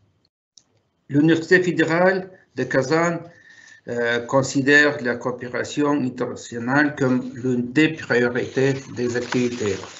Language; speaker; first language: French; non-native, fluent; Russian